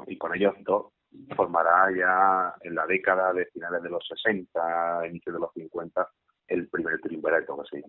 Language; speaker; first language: Spanish; native; Spanish